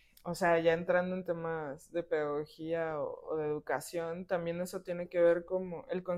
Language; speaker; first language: Spanish; native; Spanish